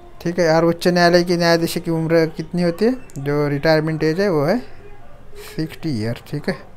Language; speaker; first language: Hindi; non-native, local second language; Marathi